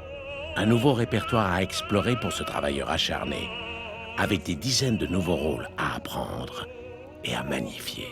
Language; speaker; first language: French; native; French